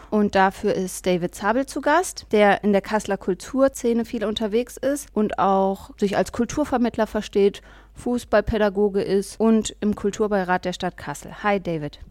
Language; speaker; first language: German; native; German